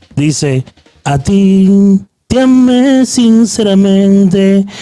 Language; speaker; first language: Spanish; native; Spanish